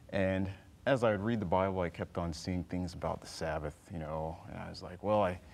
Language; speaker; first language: English; native; English